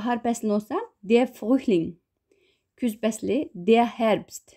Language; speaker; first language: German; non-native, fluent; Uyghur